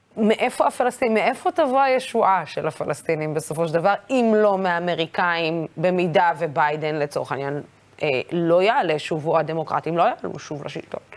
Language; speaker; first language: Hebrew; non-native, local second language; Arabic